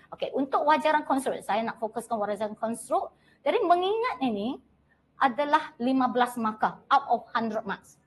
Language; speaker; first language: Malay; non-native, local second language; Chinese